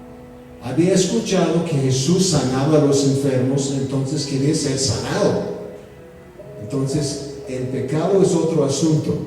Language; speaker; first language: Spanish; non-native, fluent; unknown